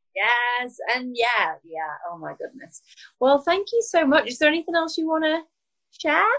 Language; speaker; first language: English; native; English